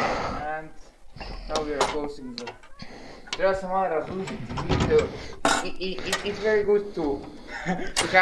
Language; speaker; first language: English; non-native, fluent; Croatian